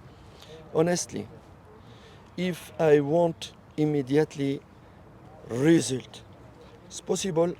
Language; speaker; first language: English; non-native, learner; French